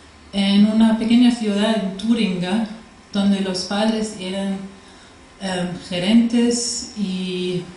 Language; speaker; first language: Spanish; non-native, fluent; German